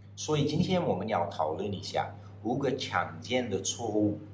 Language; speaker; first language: Chinese; non-native, fluent; English